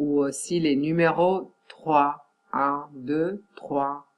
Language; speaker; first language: French; non-native, fluent; Catalan